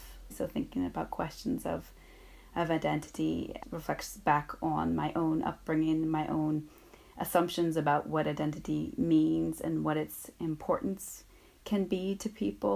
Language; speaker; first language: English; native; English